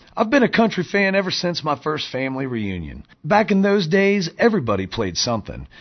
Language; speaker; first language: English; native; English